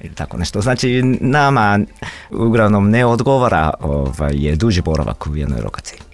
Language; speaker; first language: Serbian; non-native, fluent; Japanese